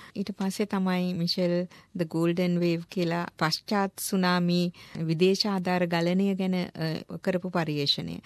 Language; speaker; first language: Sinhala; native; Sinhala